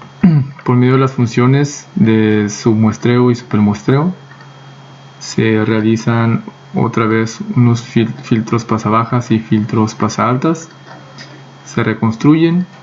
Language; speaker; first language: Spanish; native; Spanish